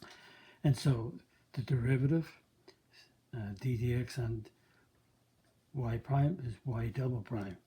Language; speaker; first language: English; native; English